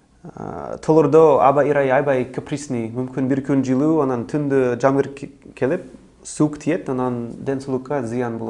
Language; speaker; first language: Kyrgyz; non-native, learner; English